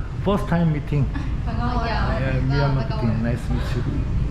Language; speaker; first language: Korean; native; Korean